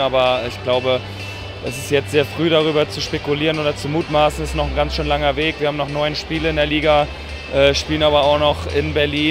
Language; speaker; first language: German; native; German